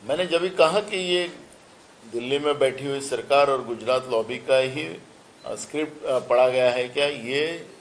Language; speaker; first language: Hindi; non-native, local second language; Marathi